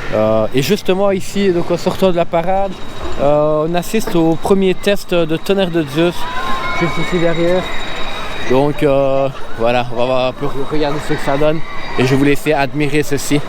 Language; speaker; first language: French; native; French